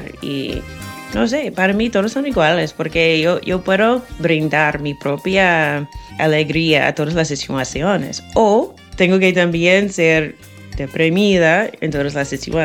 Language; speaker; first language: Spanish; non-native, fluent; English